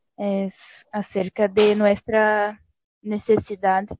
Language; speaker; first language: Spanish; non-native, fluent; Portuguese